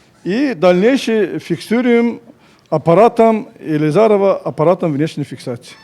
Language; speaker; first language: Russian; native; Russian